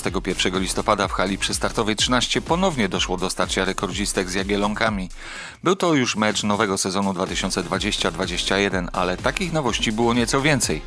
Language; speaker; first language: Polish; native; Polish